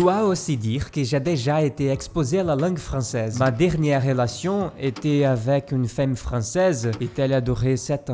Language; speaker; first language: French; non-native, learner; Portuguese